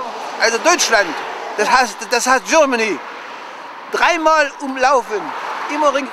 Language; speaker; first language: German; native; German